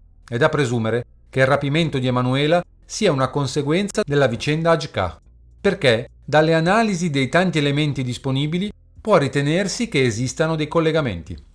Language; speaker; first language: Italian; native; Italian